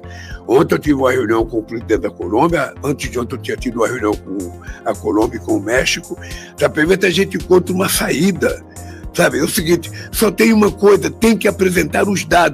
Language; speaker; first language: Portuguese; native; Portuguese